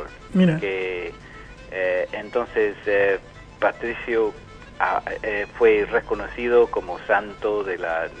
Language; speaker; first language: Spanish; non-native, fluent; English